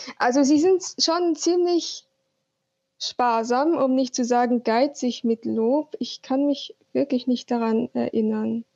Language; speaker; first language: German; native; German